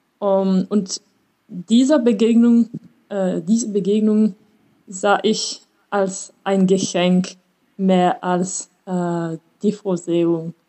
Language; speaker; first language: German; non-native, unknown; French